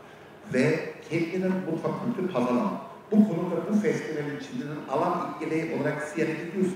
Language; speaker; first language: Turkish; non-native, learner; German